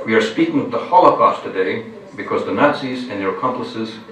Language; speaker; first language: English; non-native, fluent; Lithuanian